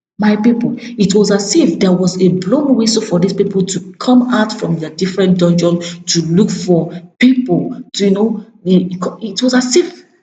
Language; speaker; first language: Nigerian Pidgin; non-native, local second language; Igbo